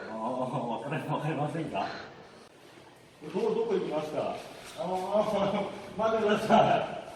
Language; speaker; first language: Japanese; non-native, learner; Korean